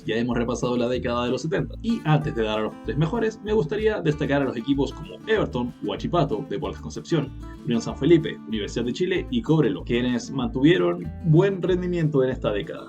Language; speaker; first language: Spanish; native; Spanish